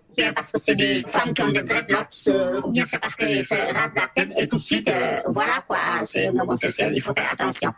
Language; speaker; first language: French; non-native, local second language; Wolof